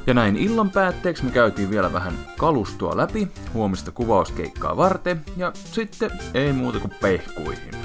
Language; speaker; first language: Finnish; native; Finnish